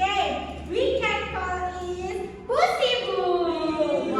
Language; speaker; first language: English; non-native, learner; Indonesian